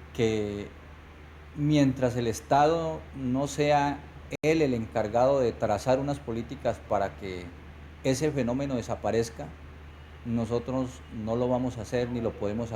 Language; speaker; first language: Spanish; native; Spanish